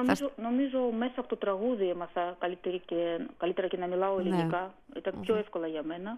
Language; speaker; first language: Greek; non-native, fluent; Armenian